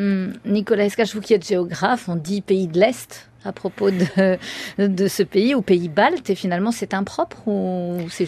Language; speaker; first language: French; native; French